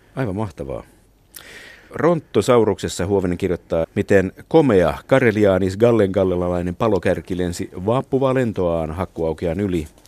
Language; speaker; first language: Finnish; native; Finnish